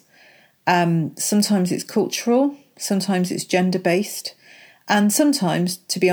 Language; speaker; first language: English; native; English